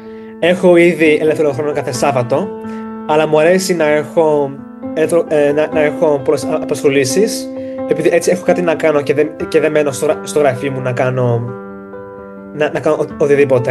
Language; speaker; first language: Greek; non-native, fluent; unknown